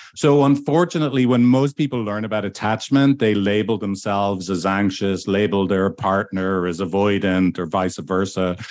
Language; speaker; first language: English; native; English